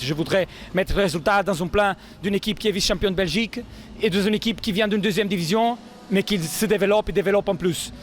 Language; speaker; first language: French; non-native, fluent; Portuguese